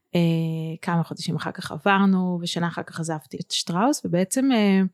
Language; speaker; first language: Hebrew; native; Hebrew